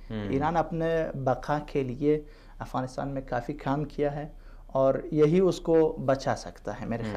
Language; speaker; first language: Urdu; non-native, fluent; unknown